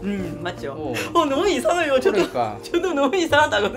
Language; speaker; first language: Korean; non-native, learner; Chinese